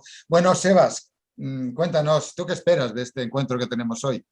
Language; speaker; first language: Spanish; native; Spanish